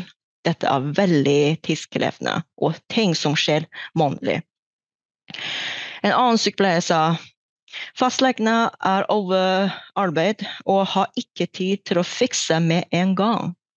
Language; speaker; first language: Norwegian; non-native, fluent; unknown